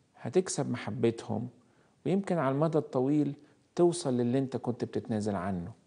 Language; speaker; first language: Arabic; native; Arabic